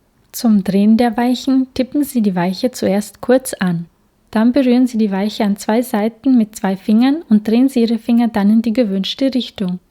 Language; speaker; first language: German; native; German